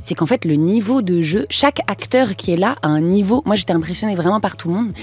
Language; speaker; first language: French; native; French